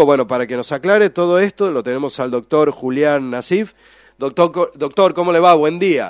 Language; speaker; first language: Spanish; native; Spanish